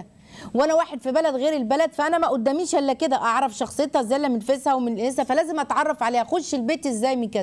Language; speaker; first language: Arabic; native; Arabic